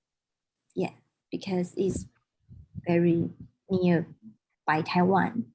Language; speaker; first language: English; non-native, learner; Chinese